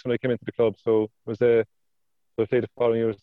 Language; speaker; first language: English; native; English